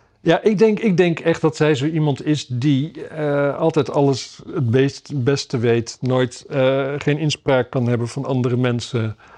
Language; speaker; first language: Dutch; native; Dutch